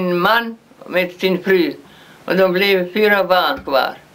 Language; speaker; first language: Swedish; early bilingual, heritage; Swedish